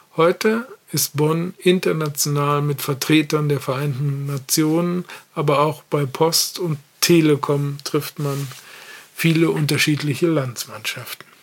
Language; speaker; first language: German; native; German